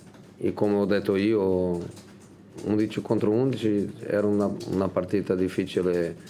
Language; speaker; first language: Italian; non-native, fluent; Portuguese